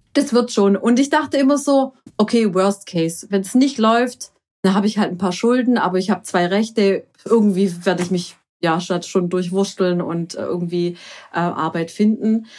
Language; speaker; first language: German; early bilingual, other home language; Croatian